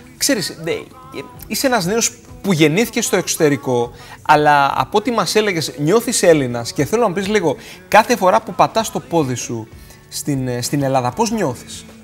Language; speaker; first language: Greek; native; Greek